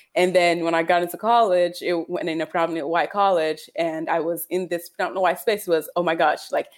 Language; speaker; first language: English; non-native, local second language; Yoruba